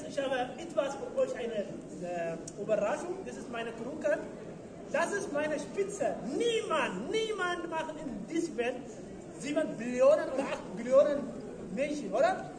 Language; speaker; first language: German; non-native, learner; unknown